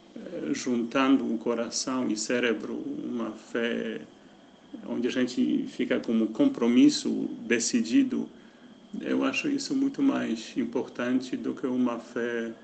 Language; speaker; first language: Portuguese; non-native, fluent; Polish